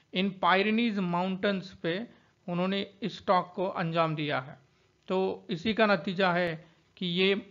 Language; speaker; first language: Hindi; non-native, local second language; Marathi